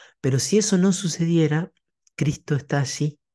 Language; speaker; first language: Spanish; native; Spanish